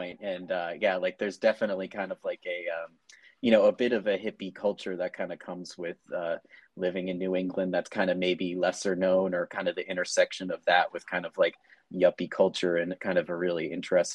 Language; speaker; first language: English; native; English